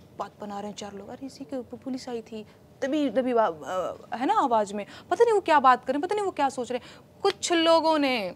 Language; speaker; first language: Hindi; non-native, local second language; Bhojpuri